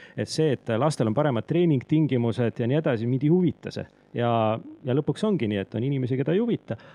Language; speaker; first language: Estonian; native; Estonian